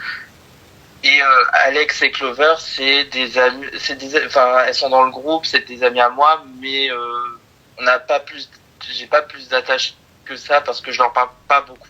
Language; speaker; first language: French; native; French